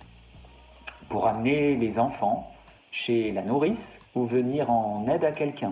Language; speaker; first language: French; native; French